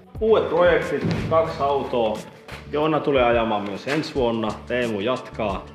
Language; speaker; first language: Finnish; native; Finnish